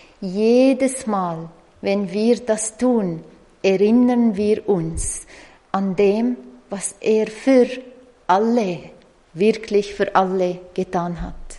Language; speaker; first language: German; non-native, fluent; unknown